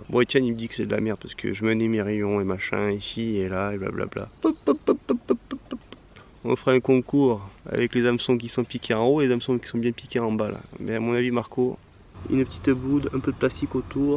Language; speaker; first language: French; native; French